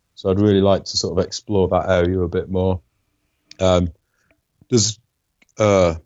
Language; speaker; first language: English; native; English